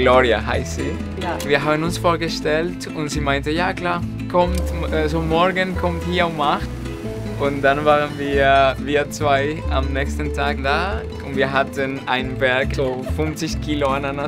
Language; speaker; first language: German; non-native, fluent; Spanish